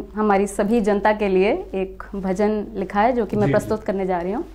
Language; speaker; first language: Hindi; native; Hindi